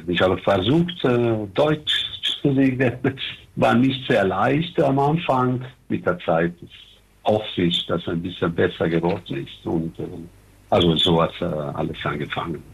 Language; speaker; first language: German; non-native, fluent; Italian